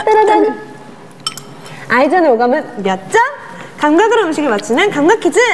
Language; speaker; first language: Korean; native; Korean